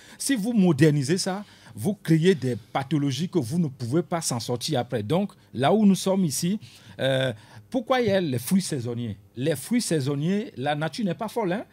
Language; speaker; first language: French; non-native, local second language; Ewe